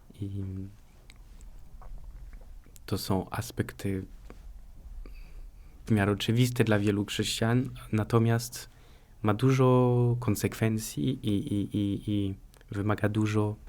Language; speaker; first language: Polish; non-native, fluent; French